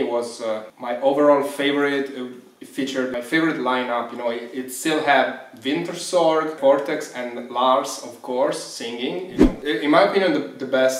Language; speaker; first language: English; non-native, fluent; Italian